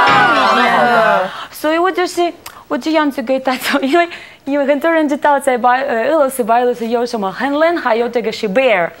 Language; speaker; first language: Chinese; non-native, learner; Russian